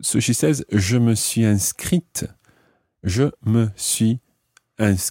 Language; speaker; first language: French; non-native, fluent; English